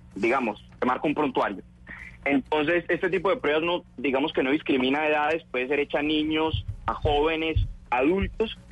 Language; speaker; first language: Spanish; native; Spanish